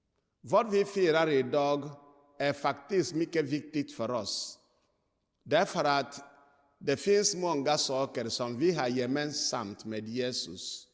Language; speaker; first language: Swedish; non-native, fluent; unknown